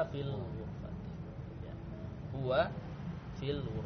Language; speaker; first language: Arabic; non-native, fluent; Indonesian